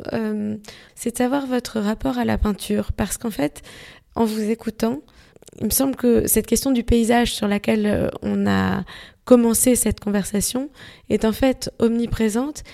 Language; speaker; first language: French; native; French